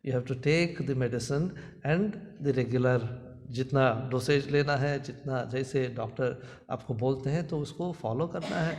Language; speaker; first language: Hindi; non-native, local second language; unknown